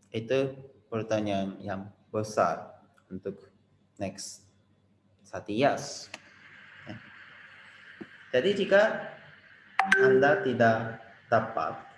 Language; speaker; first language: Indonesian; non-native, fluent; Japanese